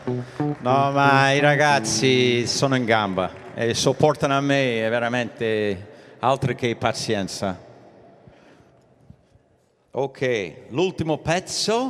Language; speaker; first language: Italian; early bilingual, heritage; English